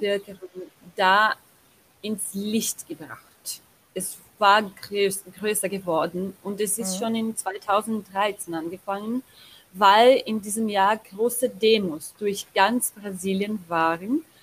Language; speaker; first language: German; non-native, learner; Portuguese